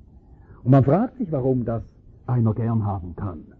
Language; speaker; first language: German; native; German